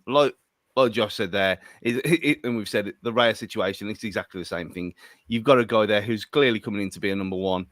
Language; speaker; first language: English; native; English